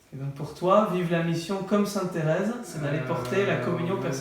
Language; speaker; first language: French; native; French